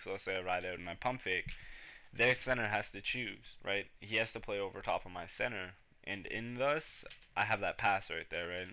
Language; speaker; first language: English; native; English